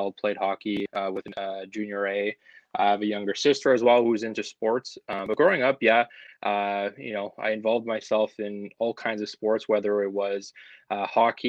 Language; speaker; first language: English; native; English